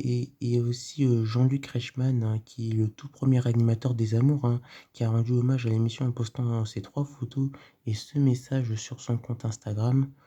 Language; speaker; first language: French; native; French